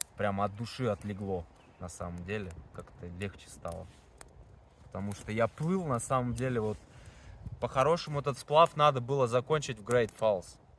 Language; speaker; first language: Russian; native; Russian